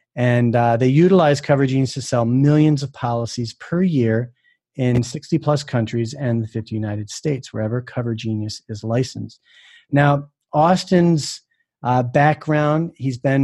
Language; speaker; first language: English; native; English